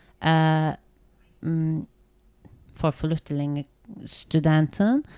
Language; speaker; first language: Dutch; non-native, learner; Turkish